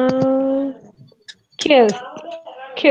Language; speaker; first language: English; non-native, learner; Spanish